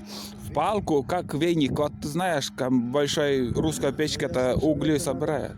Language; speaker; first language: Russian; native; Russian